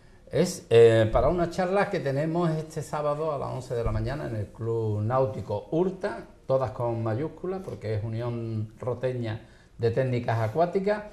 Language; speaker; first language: Spanish; native; Spanish